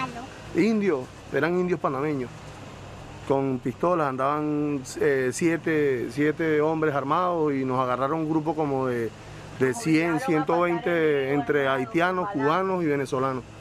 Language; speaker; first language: Spanish; native; Spanish